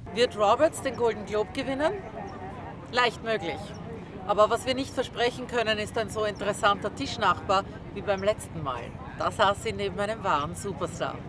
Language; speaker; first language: German; native; German